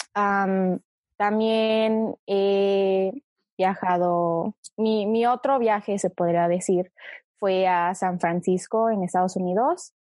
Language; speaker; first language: Spanish; early bilingual, other home language; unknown